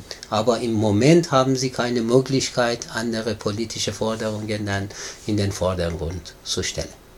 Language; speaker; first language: German; non-native, fluent; Persian